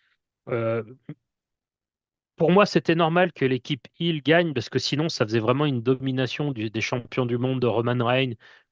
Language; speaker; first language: French; native; French